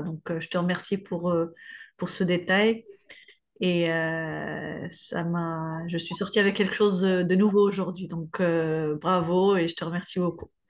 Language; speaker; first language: French; non-native, local second language; Arabic